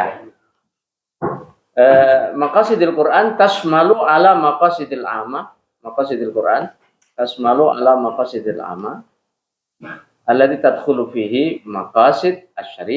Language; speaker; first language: Arabic; non-native, fluent; Indonesian